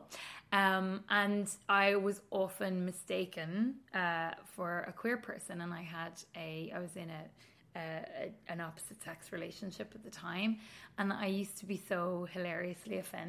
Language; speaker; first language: English; native; English